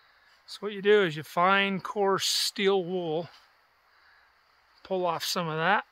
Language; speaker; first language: English; native; English